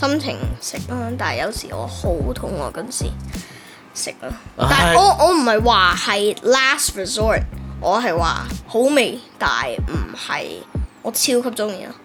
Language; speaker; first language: Cantonese; early bilingual, heritage; Cantonese